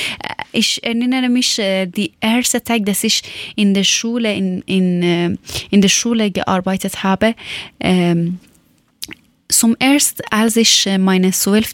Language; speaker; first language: German; non-native, learner; Persian